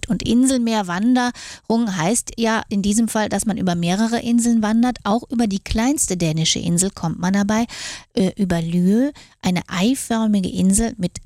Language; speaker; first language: German; native; German